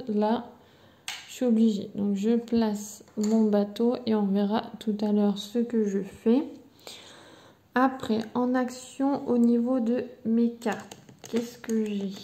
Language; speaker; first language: French; native; French